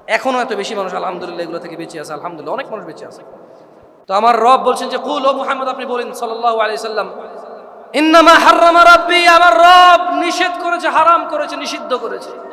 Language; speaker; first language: Bangla; early bilingual, heritage; Bangla